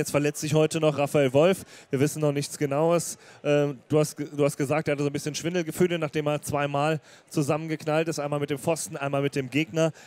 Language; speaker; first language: German; native; German